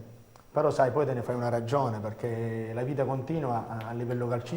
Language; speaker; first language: Italian; native; Italian